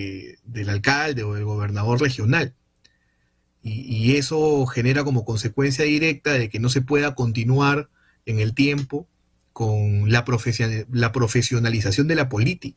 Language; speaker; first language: Spanish; native; Spanish